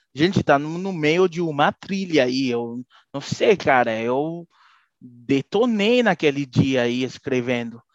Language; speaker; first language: Portuguese; non-native, fluent; Haitian Creole